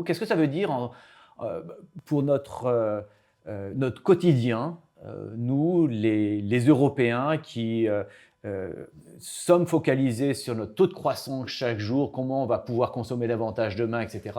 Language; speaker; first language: French; native; French